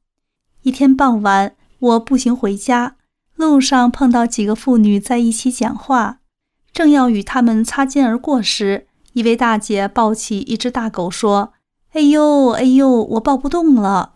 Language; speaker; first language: Chinese; native; Chinese